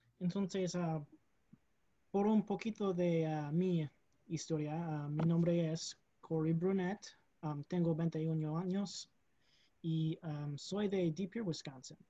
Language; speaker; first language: Spanish; non-native, learner; English